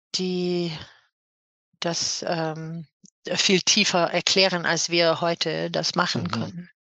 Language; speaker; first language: German; non-native, fluent; English